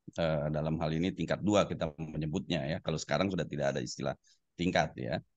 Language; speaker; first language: Indonesian; native; Indonesian